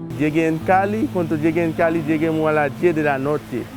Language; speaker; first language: Spanish; non-native, learner; Haitian Creole